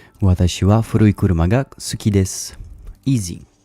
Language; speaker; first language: Japanese; non-native, learner; English